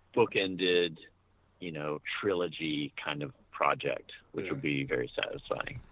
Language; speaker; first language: English; native; English